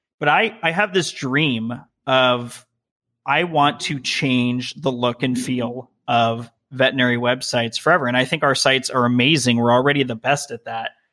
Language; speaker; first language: English; native; English